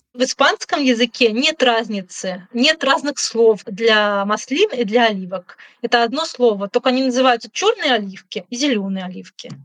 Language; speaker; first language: Russian; native; Russian